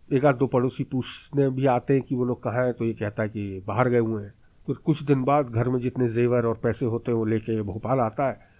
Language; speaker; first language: Hindi; native; Hindi